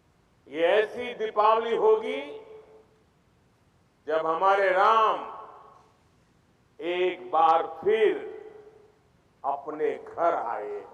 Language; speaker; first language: Hindi; non-native, local second language; Gujarati